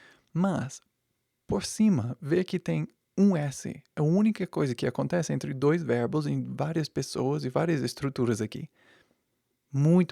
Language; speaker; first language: Portuguese; non-native, fluent; English